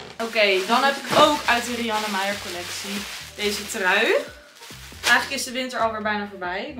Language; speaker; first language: Dutch; native; Dutch